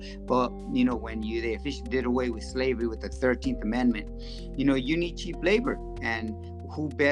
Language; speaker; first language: English; early bilingual, other home language; Spanish